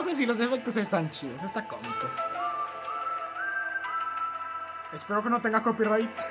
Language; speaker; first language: Spanish; native; Spanish